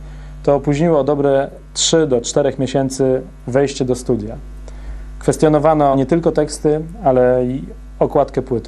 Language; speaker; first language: Polish; native; Polish